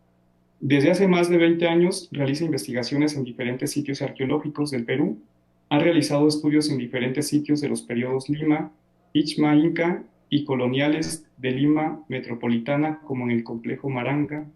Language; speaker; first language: Spanish; native; Spanish